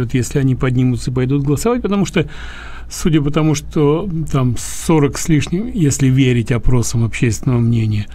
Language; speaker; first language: Russian; native; Russian